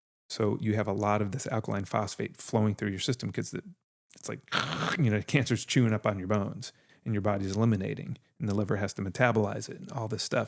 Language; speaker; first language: English; native; English